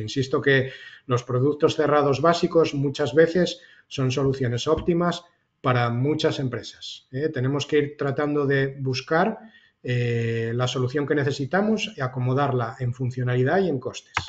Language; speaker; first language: Spanish; native; Spanish